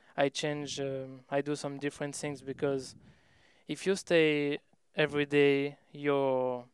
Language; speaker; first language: English; non-native, learner; French